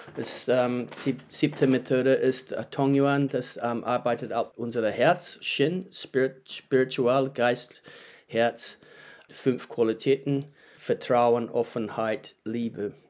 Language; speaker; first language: German; non-native, learner; English